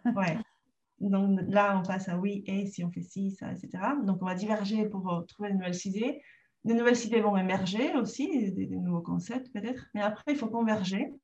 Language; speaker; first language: French; non-native, fluent; Spanish